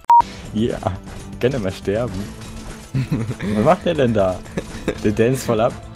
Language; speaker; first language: German; native; German